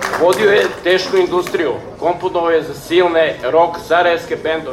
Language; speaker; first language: Serbian; native; Serbian